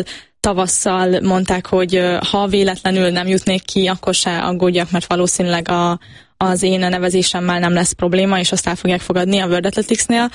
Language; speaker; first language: Hungarian; native; Hungarian